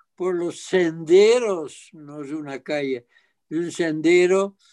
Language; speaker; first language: Spanish; non-native, fluent; Dutch